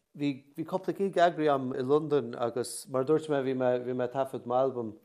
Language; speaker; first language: Irish; native; Irish